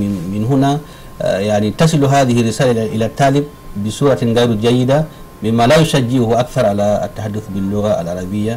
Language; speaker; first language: Arabic; non-native, fluent; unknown